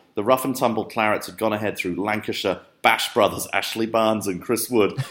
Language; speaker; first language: English; native; English